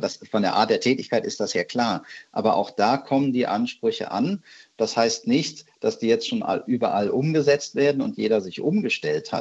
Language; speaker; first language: German; native; German